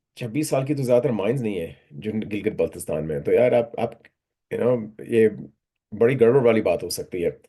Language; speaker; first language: Urdu; native; Urdu